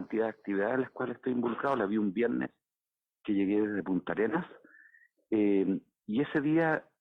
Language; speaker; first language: Spanish; native; Spanish